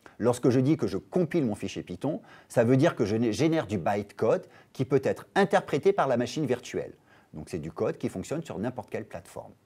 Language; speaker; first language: French; native; French